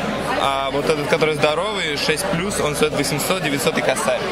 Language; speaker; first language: Russian; native; Russian